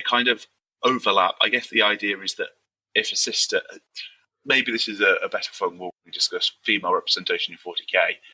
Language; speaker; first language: English; native; English